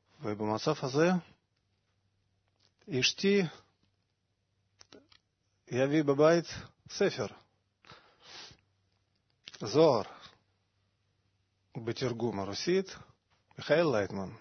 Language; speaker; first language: Hebrew; non-native, learner; Russian